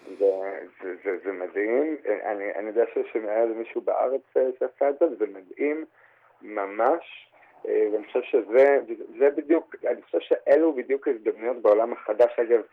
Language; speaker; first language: Hebrew; native; Hebrew